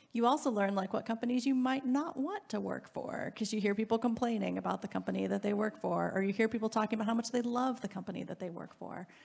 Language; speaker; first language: English; native; English